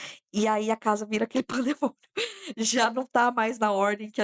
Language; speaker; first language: Portuguese; native; Portuguese